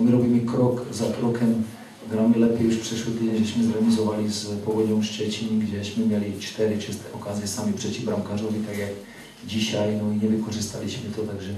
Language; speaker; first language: Polish; non-native, fluent; Czech